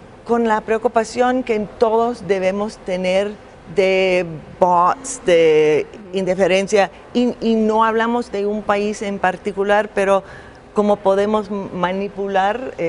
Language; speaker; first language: Spanish; non-native, fluent; English